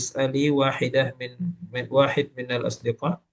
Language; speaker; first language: Arabic; non-native, fluent; Malay